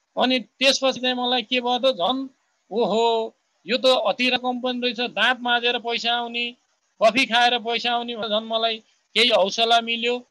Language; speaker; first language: Nepali; native; Nepali